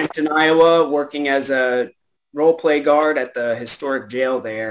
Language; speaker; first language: English; native; English